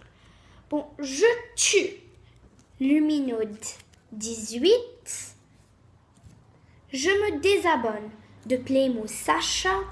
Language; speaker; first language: French; native; French